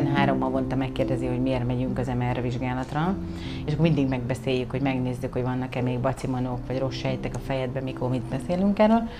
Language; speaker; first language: Hungarian; native; Hungarian